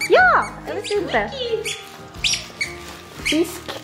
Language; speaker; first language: Swedish; non-native, learner; Japanese